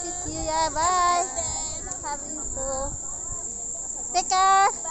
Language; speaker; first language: English; non-native, learner; Filipino